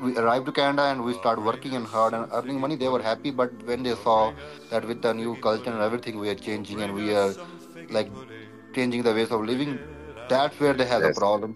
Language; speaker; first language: English; non-native, local second language; Punjabi